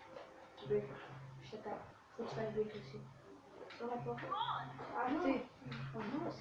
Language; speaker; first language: French; native; French